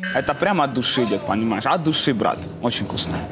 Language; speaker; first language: Russian; native; Russian